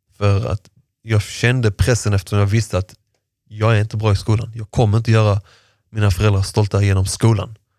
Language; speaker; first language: Swedish; early bilingual, other home language; Persian